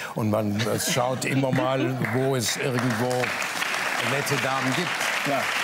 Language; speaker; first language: German; native; German